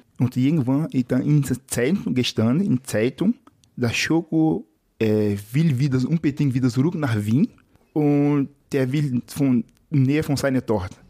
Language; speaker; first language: German; non-native, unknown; Portuguese